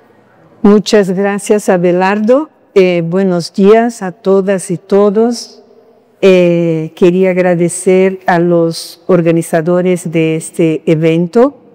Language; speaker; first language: Spanish; non-native, fluent; Portuguese